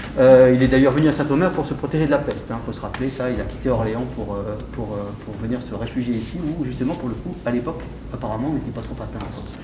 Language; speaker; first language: French; native; French